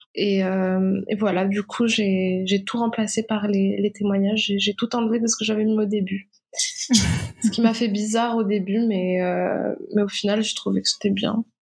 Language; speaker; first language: French; non-native, local second language; Arabic